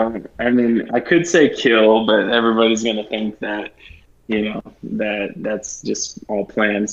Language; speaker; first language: English; native; English